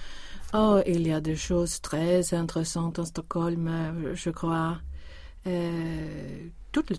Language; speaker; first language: French; non-native, learner; Swedish